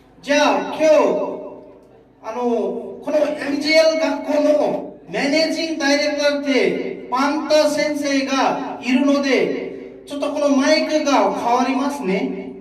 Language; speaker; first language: Japanese; non-native, fluent; Nepali